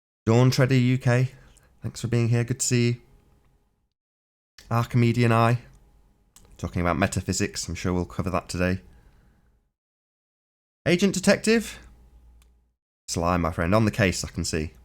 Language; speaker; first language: English; native; English